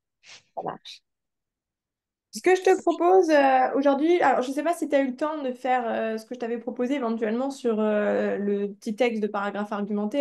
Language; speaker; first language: French; native; French